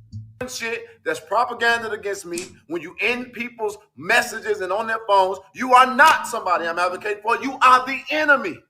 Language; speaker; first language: English; native; English